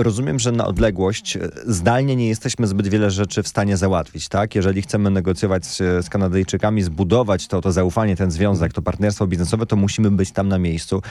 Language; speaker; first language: Polish; native; Polish